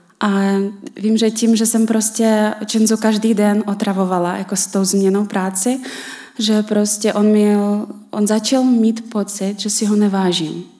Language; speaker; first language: Czech; non-native, fluent; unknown